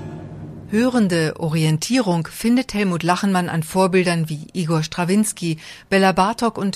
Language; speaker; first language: German; native; German